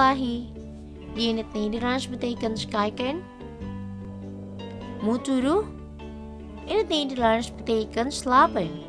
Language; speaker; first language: Dutch; non-native, learner; Indonesian